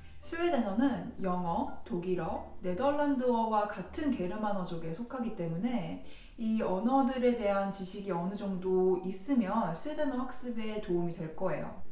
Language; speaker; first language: Korean; native; Korean